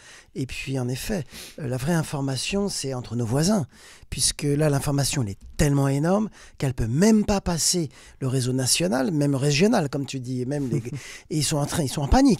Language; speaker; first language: French; native; French